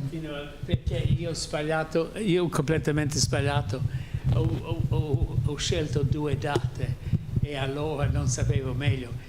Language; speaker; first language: Italian; non-native, fluent; English